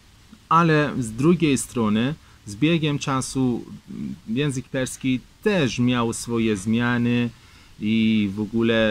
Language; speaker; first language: Polish; non-native, fluent; Persian